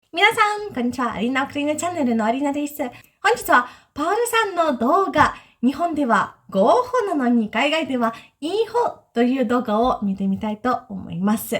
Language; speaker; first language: Japanese; non-native, fluent; Ukrainian